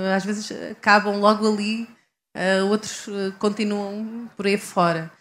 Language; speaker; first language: Portuguese; native; Portuguese